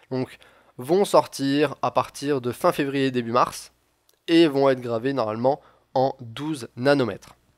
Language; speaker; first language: French; native; French